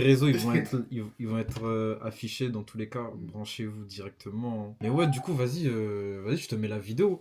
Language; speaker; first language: French; native; French